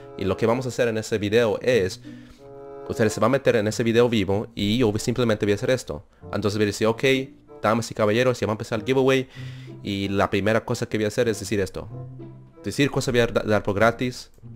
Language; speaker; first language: Spanish; early bilingual, heritage; Spanish